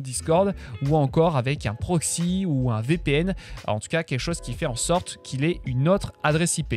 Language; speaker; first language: French; native; French